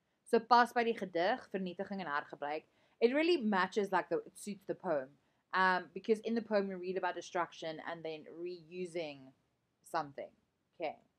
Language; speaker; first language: English; native; English